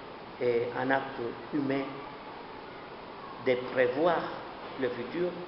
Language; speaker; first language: French; non-native, learner; Spanish